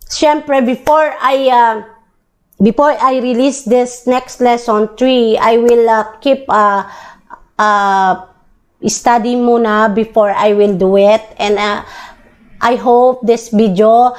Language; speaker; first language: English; non-native, local second language; Filipino